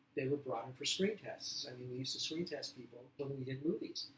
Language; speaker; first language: English; native; English